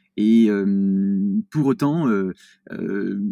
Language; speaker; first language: French; native; French